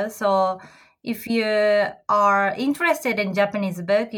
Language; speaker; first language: English; non-native, fluent; Japanese